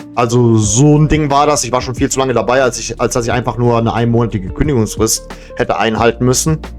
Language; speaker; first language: German; early bilingual, other home language; Serbian